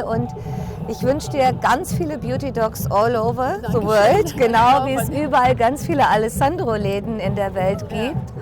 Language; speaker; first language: German; native; German